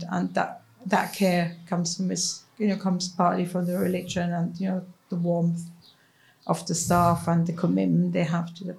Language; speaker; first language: English; non-native, fluent; Swiss German